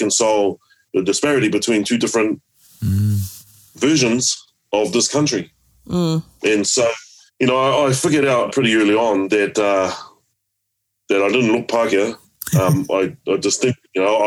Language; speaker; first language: English; native; English